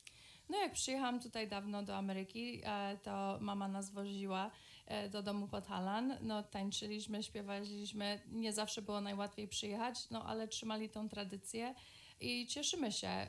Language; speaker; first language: Polish; early bilingual, other home language; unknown